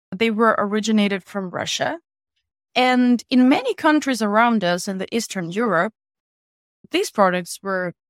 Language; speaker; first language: English; non-native, fluent; Ukrainian